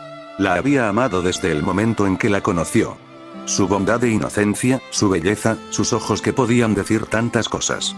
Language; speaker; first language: Spanish; native; Spanish